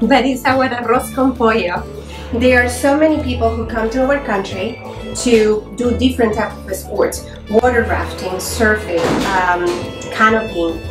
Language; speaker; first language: English; non-native, fluent; Spanish